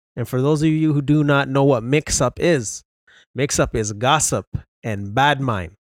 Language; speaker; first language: English; native; English